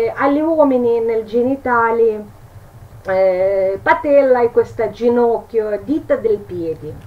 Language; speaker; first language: Italian; non-native, learner; Russian